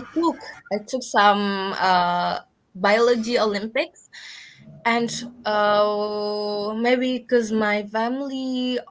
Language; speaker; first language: English; non-native, learner; Indonesian